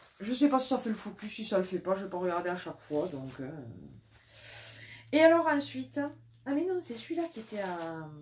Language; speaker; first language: French; native; French